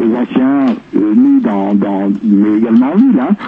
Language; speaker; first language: French; native; French